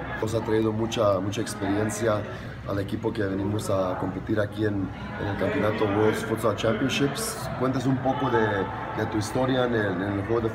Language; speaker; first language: Spanish; native; Spanish